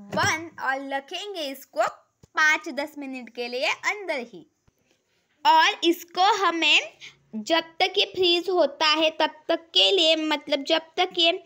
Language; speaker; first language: Hindi; non-native, local second language; Marathi